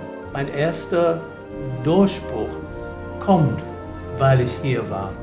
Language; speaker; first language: German; non-native, fluent; English